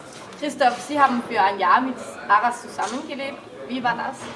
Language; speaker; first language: German; non-native, learner; Danish